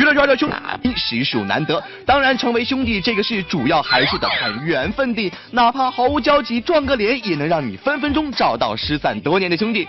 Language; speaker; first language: Chinese; native; Chinese